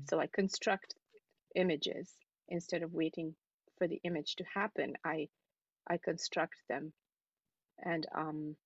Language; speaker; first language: English; non-native, local second language; Hindi